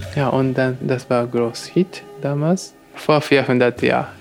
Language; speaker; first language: German; non-native, learner; Japanese